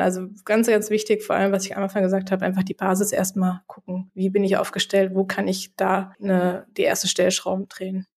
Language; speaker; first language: German; native; German